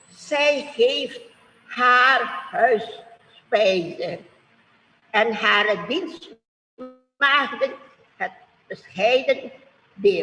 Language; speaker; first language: Dutch; non-native, fluent; Indonesian